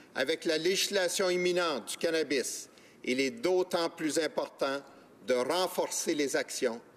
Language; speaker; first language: French; native; French